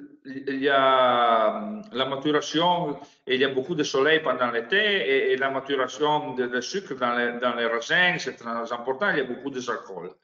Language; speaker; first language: French; non-native, learner; Italian